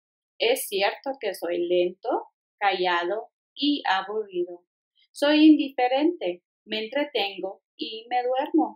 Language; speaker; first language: Spanish; early bilingual, heritage; Spanish